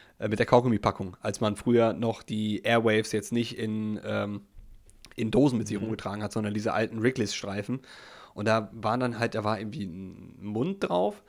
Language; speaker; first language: German; early bilingual, other home language; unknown